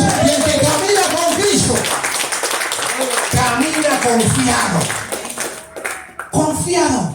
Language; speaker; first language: Spanish; native; Spanish